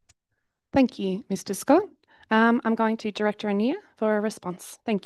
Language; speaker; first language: English; native; English